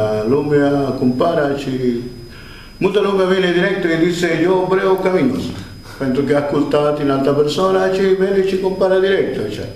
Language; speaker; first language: Romanian; non-native, learner; Spanish